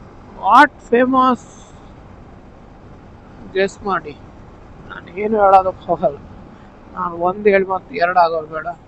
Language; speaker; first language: Kannada; non-native, local second language; Tulu